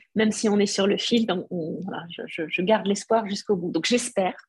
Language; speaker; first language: French; non-native, local second language; Arabic